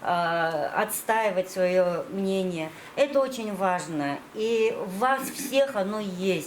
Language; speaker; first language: Russian; native; Russian